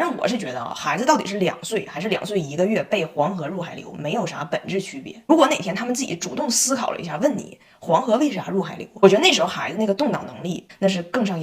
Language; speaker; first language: Chinese; native; Chinese